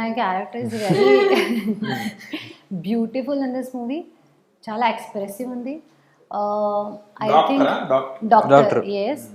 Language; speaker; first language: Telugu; non-native, local second language; Hindi